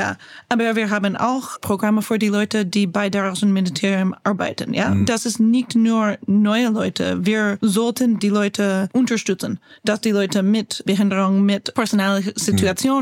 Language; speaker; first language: German; non-native, learner; English